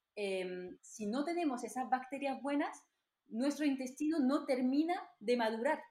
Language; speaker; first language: Spanish; non-native, fluent; French